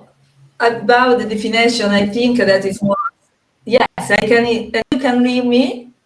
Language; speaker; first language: English; non-native, learner; Italian